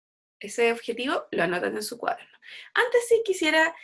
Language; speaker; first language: Spanish; native; Spanish